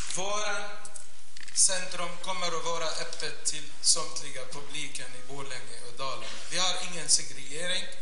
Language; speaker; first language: Swedish; non-native, fluent; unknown